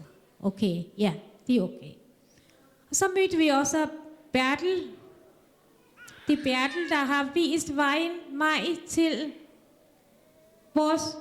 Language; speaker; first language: Danish; non-native, fluent; Tamil